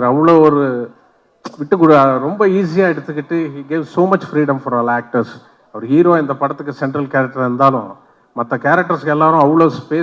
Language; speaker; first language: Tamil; non-native, local second language; Telugu